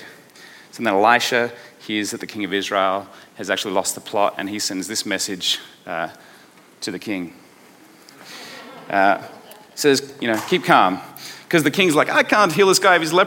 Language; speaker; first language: English; native; English